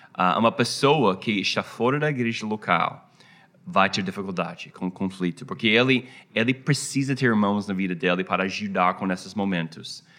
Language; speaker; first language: Portuguese; non-native, fluent; English